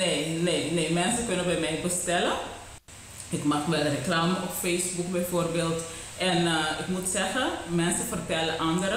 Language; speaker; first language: Dutch; non-native, local second language; Papiamento